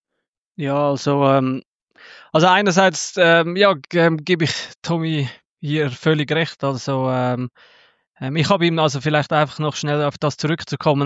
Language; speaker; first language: German; native; German